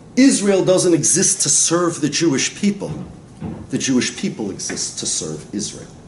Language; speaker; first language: English; native; English